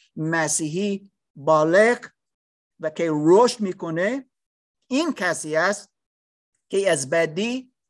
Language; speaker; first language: Persian; non-native, learner; English